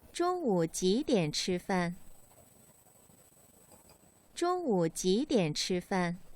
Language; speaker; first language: Chinese; non-native, learner; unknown